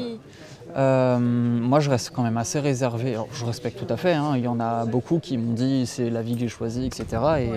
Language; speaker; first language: French; native; French